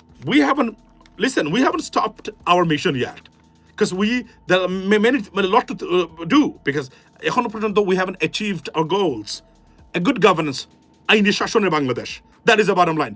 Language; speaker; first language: English; non-native, local second language; Bangla